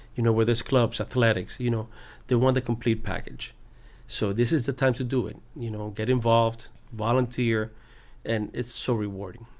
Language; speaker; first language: English; early bilingual, other home language; Spanish